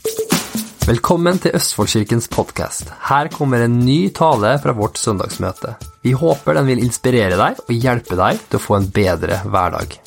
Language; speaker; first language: Norwegian; native; Norwegian